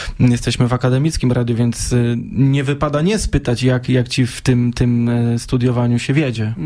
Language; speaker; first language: Polish; native; Polish